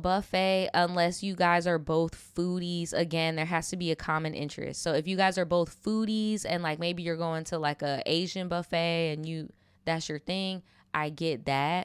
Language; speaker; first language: English; native; English